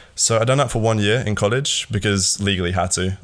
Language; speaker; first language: English; early bilingual, other home language; Latvian